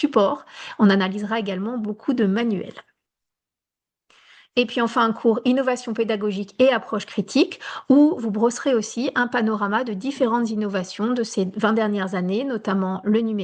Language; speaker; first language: French; native; French